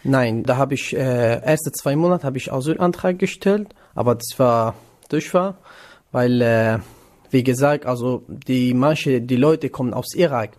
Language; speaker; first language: German; non-native, learner; Kurdish